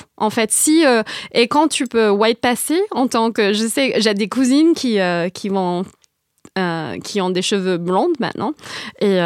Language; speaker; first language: French; non-native, fluent; English